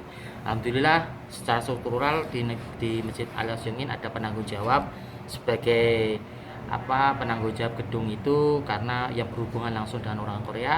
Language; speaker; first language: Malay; non-native, local second language; Javanese